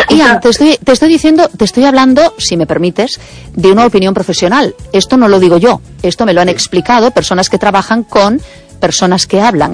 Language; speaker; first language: Spanish; native; Spanish